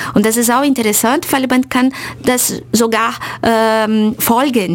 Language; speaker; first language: German; non-native, fluent; Portuguese